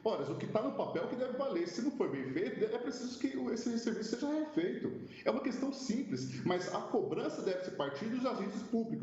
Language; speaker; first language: Portuguese; native; Portuguese